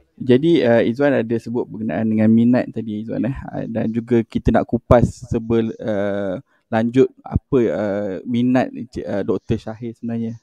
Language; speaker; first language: Malay; native; Malay